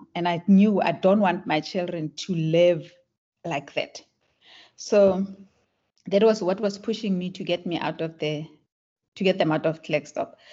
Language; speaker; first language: English; non-native, local second language; Tswana